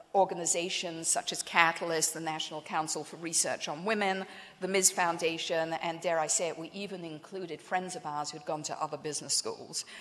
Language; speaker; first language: English; native; English